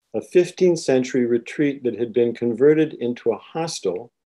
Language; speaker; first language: English; native; English